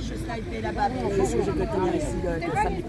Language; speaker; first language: French; native; French